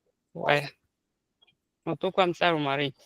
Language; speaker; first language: French; non-native, local second language; Ghomala